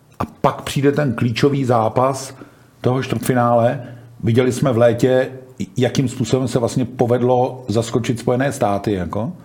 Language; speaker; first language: Czech; native; Czech